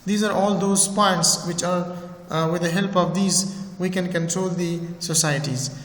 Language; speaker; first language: English; non-native, fluent; Persian